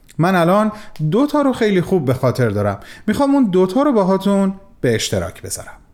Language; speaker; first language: Persian; native; Persian